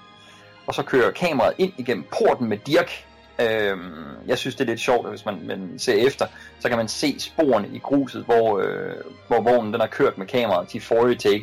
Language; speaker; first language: Danish; native; Danish